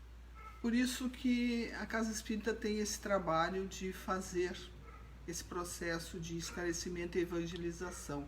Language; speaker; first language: Portuguese; native; Portuguese